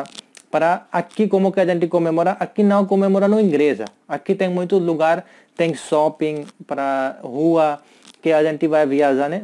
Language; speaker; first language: Portuguese; non-native, learner; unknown